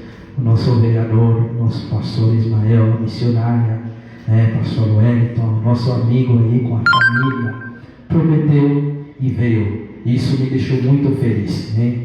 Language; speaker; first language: Portuguese; non-native, local second language; Haitian Creole